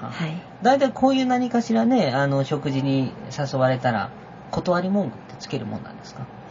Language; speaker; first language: Japanese; native; Japanese